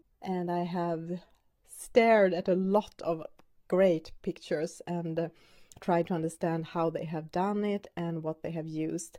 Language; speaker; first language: English; non-native, fluent; Swedish